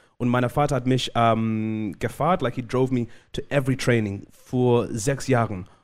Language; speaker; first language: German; non-native, learner; Shona